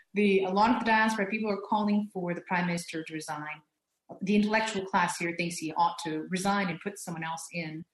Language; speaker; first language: English; early bilingual, other home language; Turkish